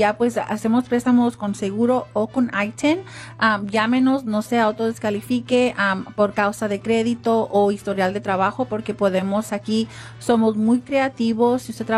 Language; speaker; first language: Spanish; early bilingual, heritage; Spanish